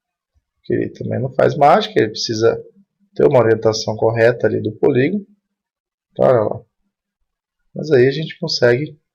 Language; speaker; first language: Portuguese; native; Portuguese